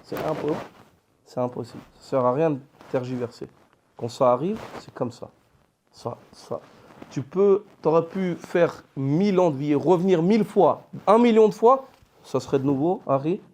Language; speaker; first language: French; native; French